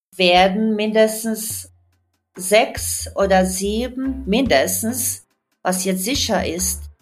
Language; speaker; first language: German; non-native, fluent; Croatian